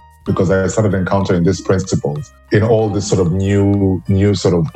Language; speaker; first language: English; non-native, local second language; Luo (Kenya and Tanzania)